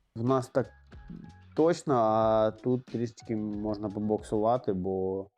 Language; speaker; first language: Ukrainian; non-native, local second language; Russian